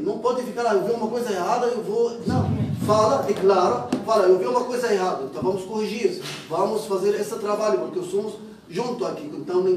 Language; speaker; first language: Portuguese; non-native, fluent; Arabic